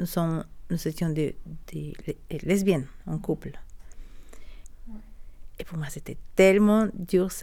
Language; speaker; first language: French; non-native, learner; Spanish